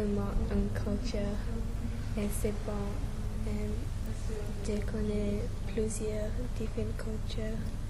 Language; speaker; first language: French; non-native, learner; English